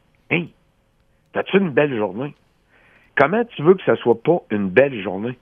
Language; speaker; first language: French; native; French